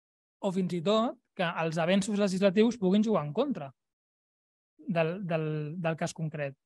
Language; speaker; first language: Catalan; native; Catalan